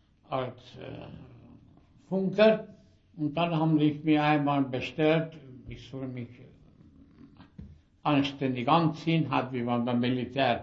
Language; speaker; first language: German; early bilingual, heritage; German